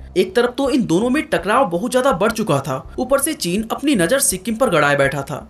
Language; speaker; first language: Hindi; native; Hindi